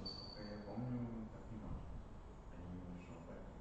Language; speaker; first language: Russian; native; Russian